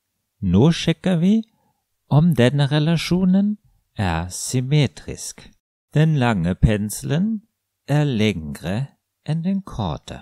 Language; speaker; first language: Norwegian; non-native, fluent; German